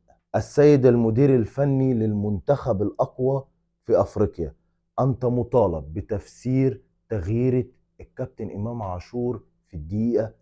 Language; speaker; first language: Arabic; native; Arabic